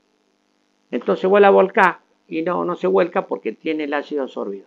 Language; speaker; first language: Spanish; native; Spanish